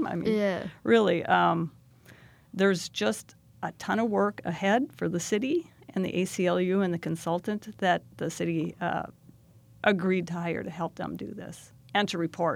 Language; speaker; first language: English; native; English